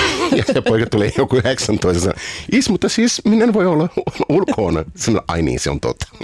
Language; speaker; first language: Finnish; non-native, fluent; Portuguese